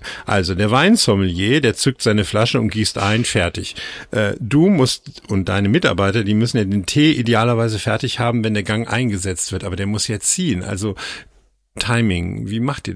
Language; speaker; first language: German; native; German